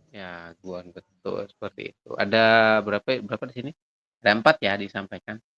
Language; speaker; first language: Indonesian; native; Indonesian